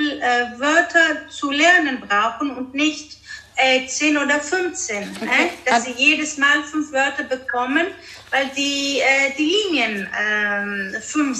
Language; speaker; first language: German; early bilingual, other home language; Greek